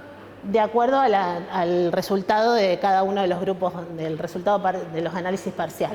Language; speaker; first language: Spanish; native; Spanish